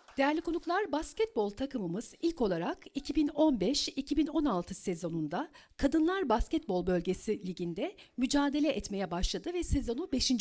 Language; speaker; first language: Turkish; native; Turkish